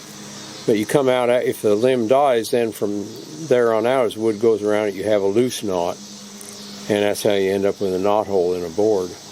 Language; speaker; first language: English; native; English